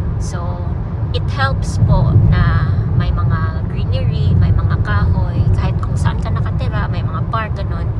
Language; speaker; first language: Filipino; non-native, local second language; Cebuano